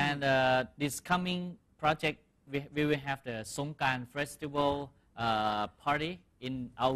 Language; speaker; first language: English; non-native, fluent; Thai